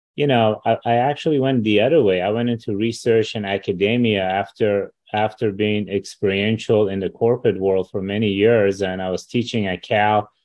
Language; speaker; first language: English; early bilingual, other home language; Persian